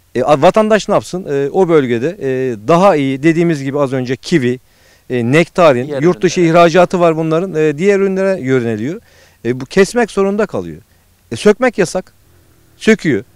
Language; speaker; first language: Turkish; native; Turkish